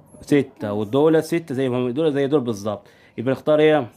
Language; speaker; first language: Arabic; native; Arabic